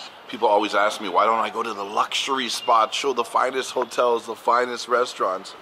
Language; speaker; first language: English; native; English